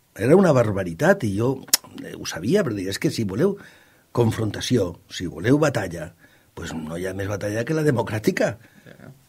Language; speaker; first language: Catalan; native; Catalan